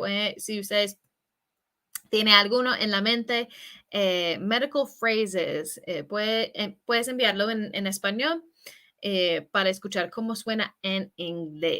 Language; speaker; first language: Spanish; non-native, fluent; English